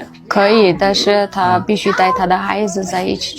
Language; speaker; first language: Chinese; non-native, fluent; Amharic